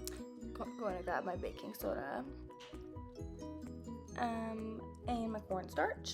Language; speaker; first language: English; native; English